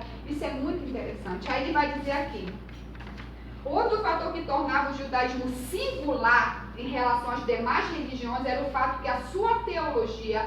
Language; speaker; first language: Portuguese; native; Portuguese